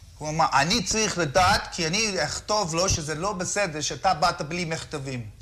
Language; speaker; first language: Hebrew; non-native, fluent; English